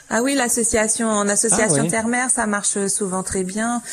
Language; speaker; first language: French; native; French